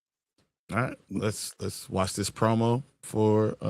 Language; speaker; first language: English; native; English